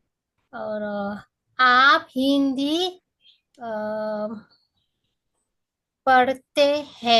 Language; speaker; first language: Hindi; non-native, learner; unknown